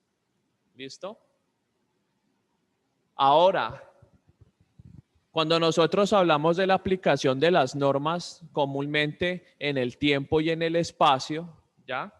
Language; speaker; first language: Spanish; native; Spanish